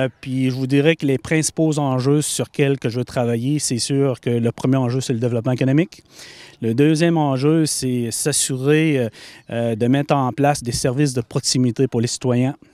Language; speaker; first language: French; native; French